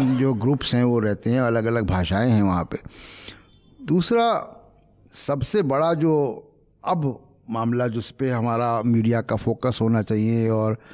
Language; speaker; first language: Hindi; native; Hindi